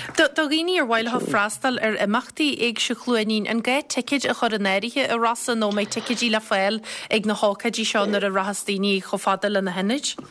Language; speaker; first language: Irish; native; Irish